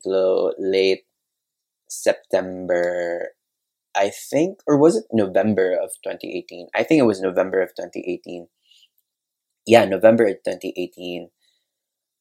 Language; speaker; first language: English; non-native, local second language; Cebuano